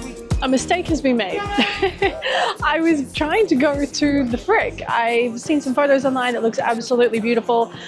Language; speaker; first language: English; native; English